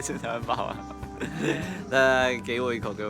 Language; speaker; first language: Chinese; native; Chinese